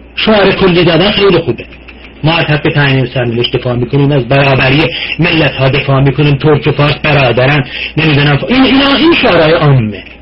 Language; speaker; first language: Persian; non-native, local second language; Azerbaijani